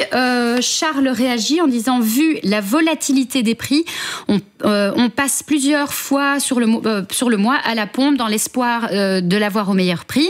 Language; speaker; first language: French; native; French